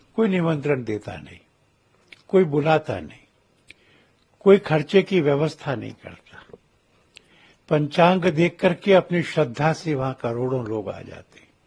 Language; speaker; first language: Hindi; native; Hindi